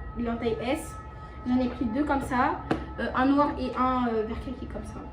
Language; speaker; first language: French; early bilingual, other home language; Bambara